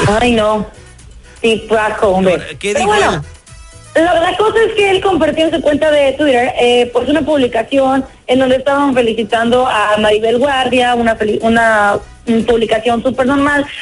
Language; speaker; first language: Spanish; native; Spanish